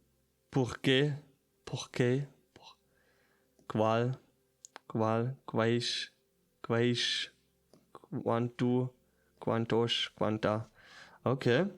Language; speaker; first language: Portuguese; non-native, learner; German